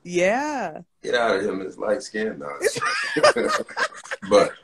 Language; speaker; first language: English; native; English